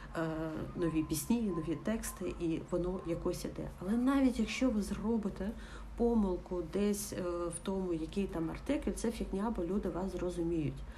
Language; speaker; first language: Ukrainian; non-native, local second language; Russian